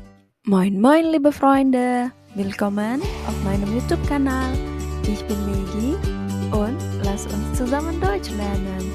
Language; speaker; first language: German; non-native, fluent; Indonesian